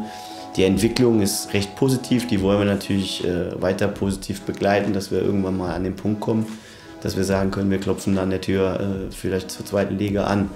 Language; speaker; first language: German; native; German